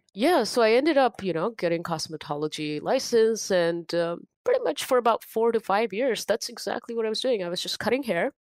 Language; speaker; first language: English; non-native, local second language; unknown